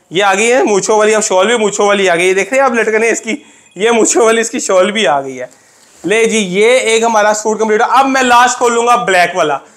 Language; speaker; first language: Urdu; non-native, local second language; Punjabi